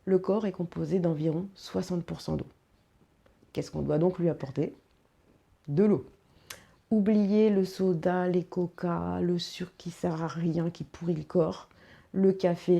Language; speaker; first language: French; native; French